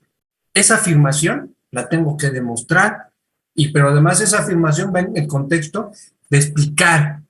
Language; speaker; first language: Spanish; native; Spanish